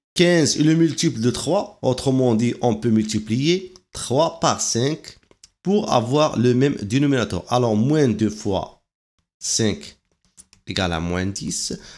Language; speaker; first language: French; non-native, local second language; Arabic